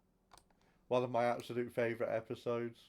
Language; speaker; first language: English; native; English